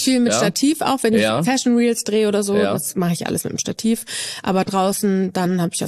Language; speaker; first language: German; native; German